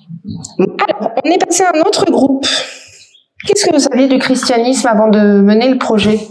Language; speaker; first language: French; native; French